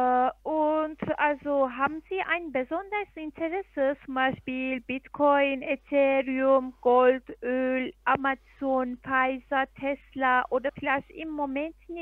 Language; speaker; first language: German; non-native, fluent; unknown